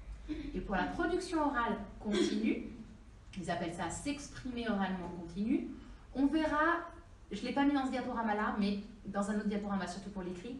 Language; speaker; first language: French; native; French